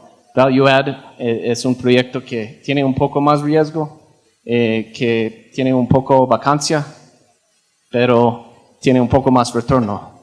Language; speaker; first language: Spanish; non-native, fluent; English